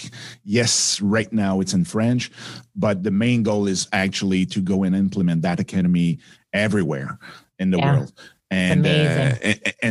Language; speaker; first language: English; non-native, fluent; French